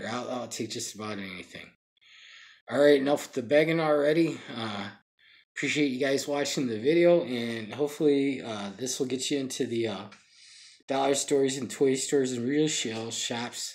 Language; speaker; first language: English; native; English